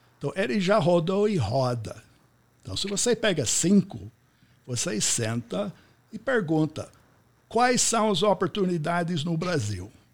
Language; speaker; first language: Portuguese; non-native, fluent; English